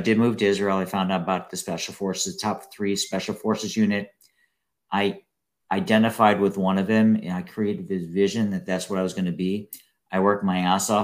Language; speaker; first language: English; native; English